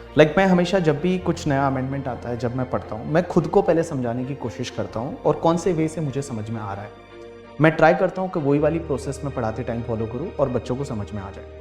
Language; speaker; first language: Hindi; native; Hindi